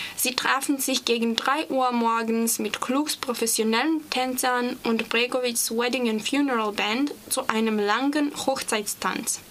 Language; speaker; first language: German; non-native, fluent; Serbian